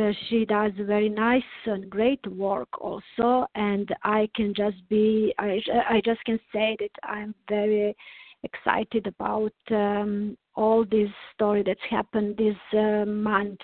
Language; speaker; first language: English; non-native, learner; Serbian